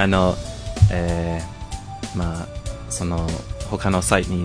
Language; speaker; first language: Japanese; non-native, fluent; English